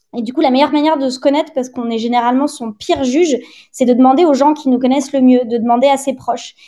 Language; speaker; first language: French; native; French